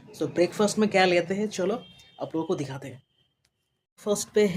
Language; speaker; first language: Hindi; non-native, local second language; Bangla